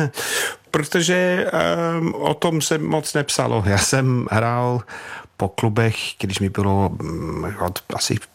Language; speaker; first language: Czech; non-native, fluent; English